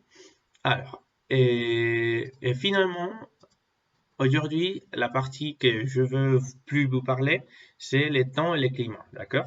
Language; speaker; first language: French; non-native, fluent; Spanish